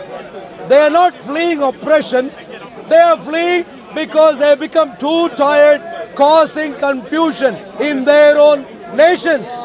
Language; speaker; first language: English; non-native, fluent; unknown